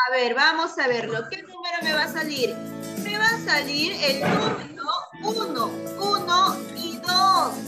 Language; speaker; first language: Spanish; native; Spanish